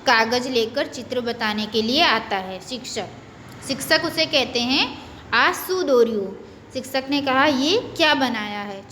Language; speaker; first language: Hindi; non-native, local second language; Gujarati